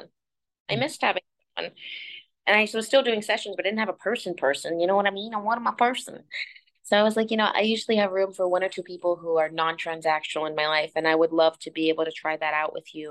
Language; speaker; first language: English; native; English